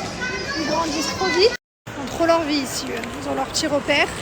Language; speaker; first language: French; native; French